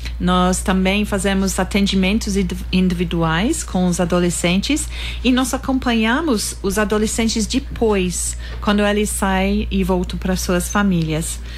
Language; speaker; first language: Portuguese; non-native, fluent; English